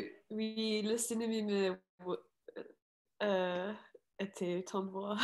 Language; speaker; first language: French; non-native, learner; English